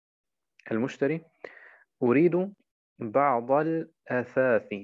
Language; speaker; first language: Arabic; non-native, fluent; German